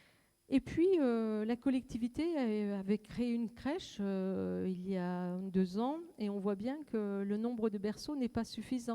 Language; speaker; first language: French; native; French